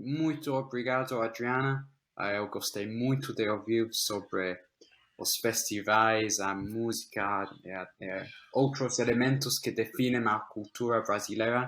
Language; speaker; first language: Portuguese; non-native, fluent; English